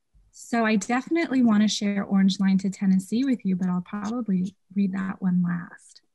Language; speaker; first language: English; native; English